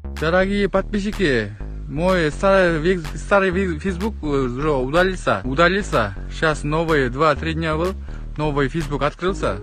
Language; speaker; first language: Russian; non-native, local second language; Kyrgyz